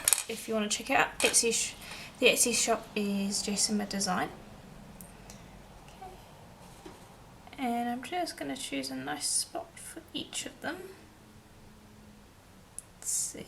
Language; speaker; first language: English; native; English